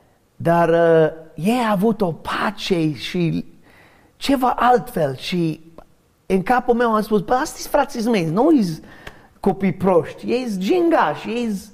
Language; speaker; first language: Romanian; non-native, learner; English